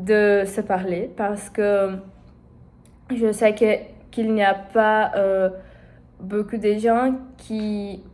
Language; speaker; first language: French; non-native, learner; Portuguese